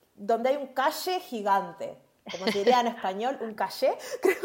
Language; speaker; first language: Spanish; native; Spanish